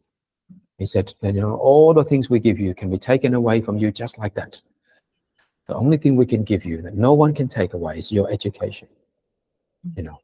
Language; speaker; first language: English; early bilingual, other home language; Vietnamese